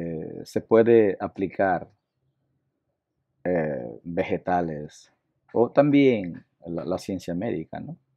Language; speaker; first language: Spanish; non-native, local second language; Shipibo-Conibo